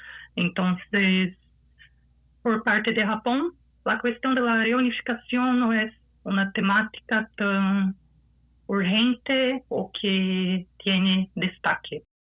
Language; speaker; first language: Spanish; non-native, fluent; Portuguese